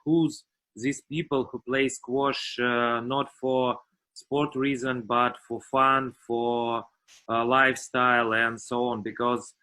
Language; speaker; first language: English; non-native, learner; Russian